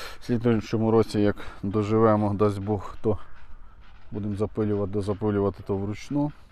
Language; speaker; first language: Ukrainian; native; Ukrainian